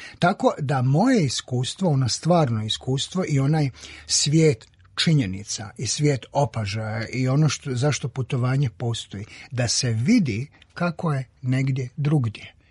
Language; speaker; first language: Croatian; native; Croatian